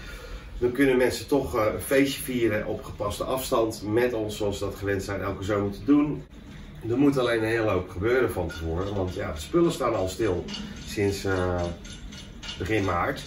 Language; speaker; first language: Dutch; native; Dutch